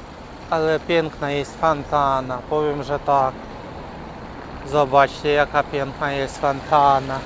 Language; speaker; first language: Polish; non-native, learner; Ukrainian